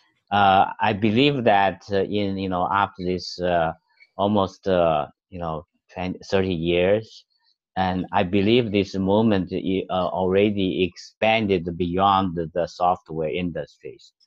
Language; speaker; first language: English; non-native, fluent; Chinese